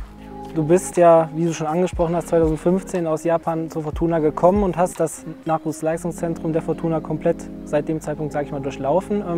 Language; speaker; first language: German; native; German